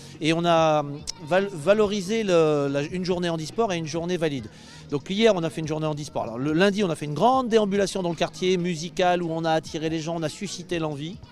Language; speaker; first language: French; native; French